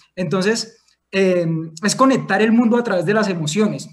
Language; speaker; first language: Spanish; native; Spanish